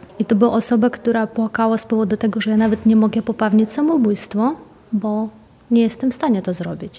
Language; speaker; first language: Polish; non-native, fluent; Ukrainian